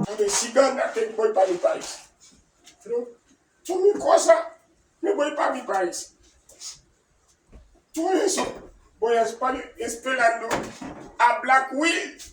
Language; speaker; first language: Spanish; non-native, learner; Haitian Creole